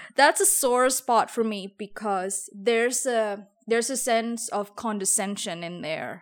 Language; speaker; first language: English; non-native, fluent; Javanese